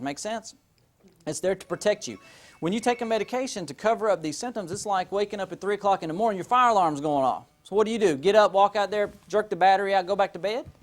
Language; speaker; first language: English; native; English